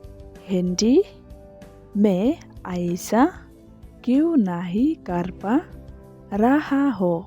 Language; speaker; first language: Hindi; non-native, local second language; Khasi